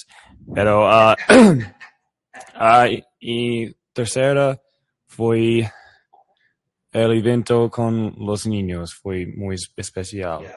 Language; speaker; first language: Spanish; non-native, learner; English